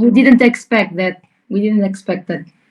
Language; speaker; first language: English; non-native, learner; Italian